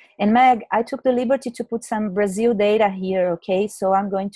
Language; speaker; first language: English; non-native, fluent; Portuguese